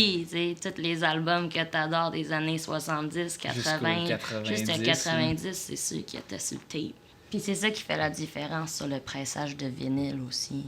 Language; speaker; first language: French; native; French